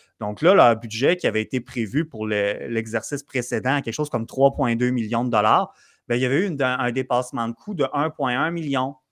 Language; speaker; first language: French; native; French